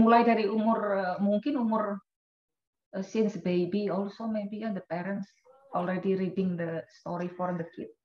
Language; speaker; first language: English; non-native, fluent; Indonesian